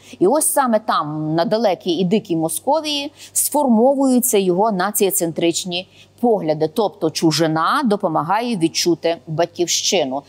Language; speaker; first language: Ukrainian; native; Ukrainian